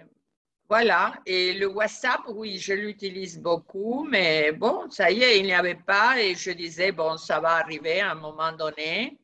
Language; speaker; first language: French; non-native, fluent; Spanish